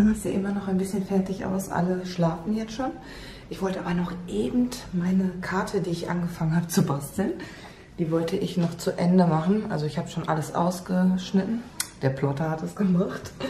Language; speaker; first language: German; native; German